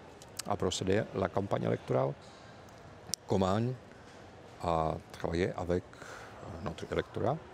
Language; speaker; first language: French; non-native, fluent; Czech